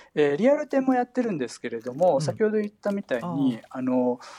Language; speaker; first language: Japanese; native; Japanese